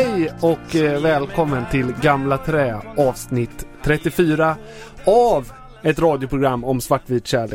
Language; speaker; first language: Swedish; native; Swedish